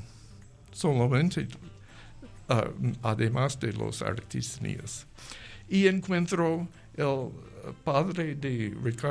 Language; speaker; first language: Spanish; non-native, learner; English